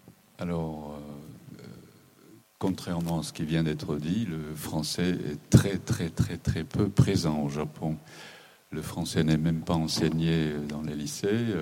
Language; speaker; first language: French; non-native, fluent; Japanese